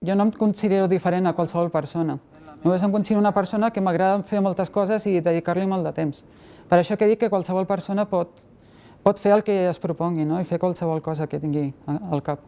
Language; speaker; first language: Catalan; native; Catalan